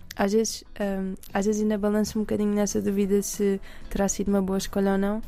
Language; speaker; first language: Portuguese; native; Portuguese